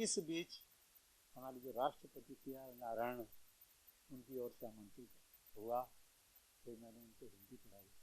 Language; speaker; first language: Hindi; native; Hindi